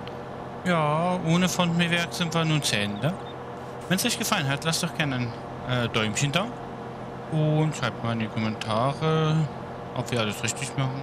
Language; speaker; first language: German; native; German